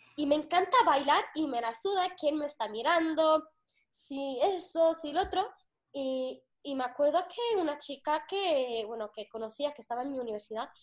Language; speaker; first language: Spanish; non-native, fluent; Arabic